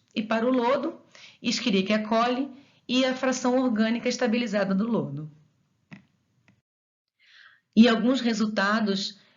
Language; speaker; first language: Portuguese; native; Portuguese